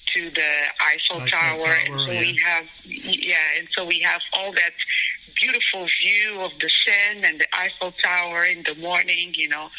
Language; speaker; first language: English; non-native, fluent; Portuguese